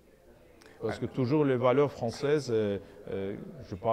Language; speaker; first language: French; non-native, learner; Azerbaijani